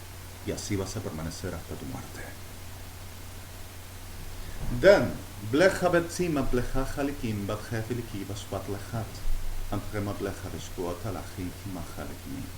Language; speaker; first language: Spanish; native; Spanish